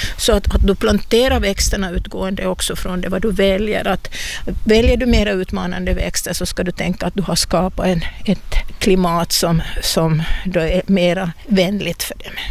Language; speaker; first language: Swedish; native; Swedish